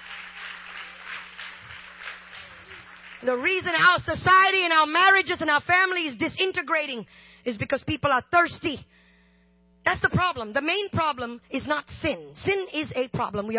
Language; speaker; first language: English; non-native, local second language; Tamil